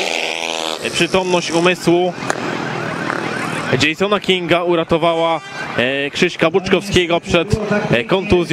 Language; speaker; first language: Polish; native; Polish